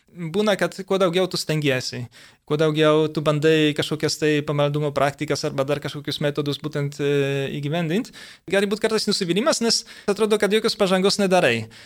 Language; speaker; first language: Lithuanian; early bilingual, heritage; Lithuanian